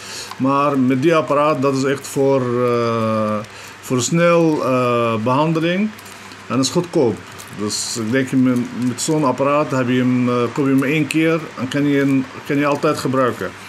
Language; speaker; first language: Dutch; non-native, fluent; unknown